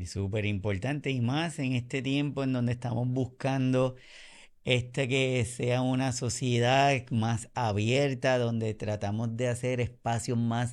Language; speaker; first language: Spanish; native; Spanish